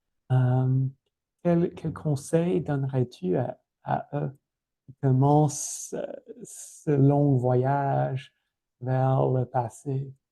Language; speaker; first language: French; non-native, fluent; English